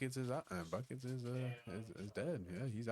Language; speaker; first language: English; native; English